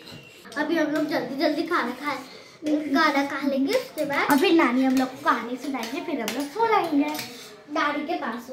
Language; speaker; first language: Hindi; native; Hindi